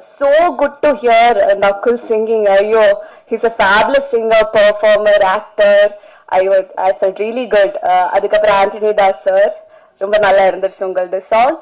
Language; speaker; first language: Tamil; non-native, fluent; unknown